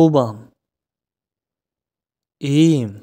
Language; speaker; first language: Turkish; non-native, fluent; Tajik